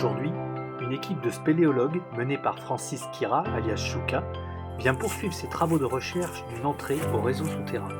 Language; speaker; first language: French; native; French